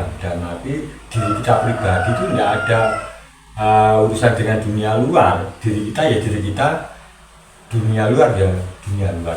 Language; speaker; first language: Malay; non-native, local second language; Javanese